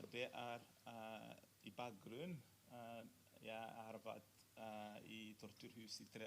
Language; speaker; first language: Norwegian; non-native, fluent; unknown